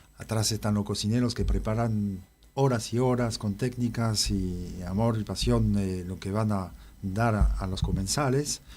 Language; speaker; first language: Spanish; non-native, fluent; French